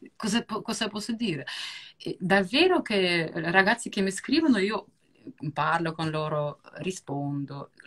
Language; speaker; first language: Italian; non-native, fluent; Russian